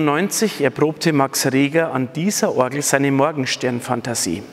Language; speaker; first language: German; native; German